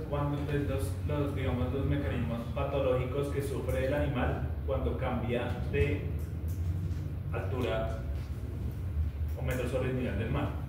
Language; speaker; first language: Spanish; native; Spanish